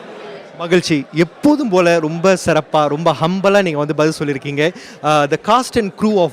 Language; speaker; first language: Tamil; native; Tamil